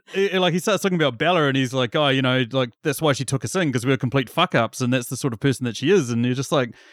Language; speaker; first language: English; native; English